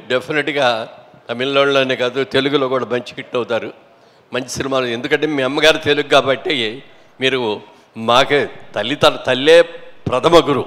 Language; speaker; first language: Telugu; native; Telugu